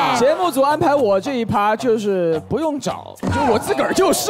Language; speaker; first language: Chinese; native; Chinese